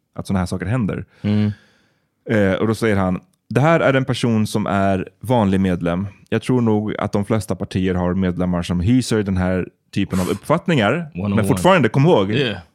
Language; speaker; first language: Swedish; native; Swedish